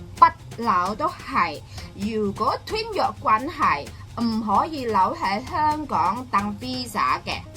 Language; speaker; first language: Cantonese; non-native, fluent; Indonesian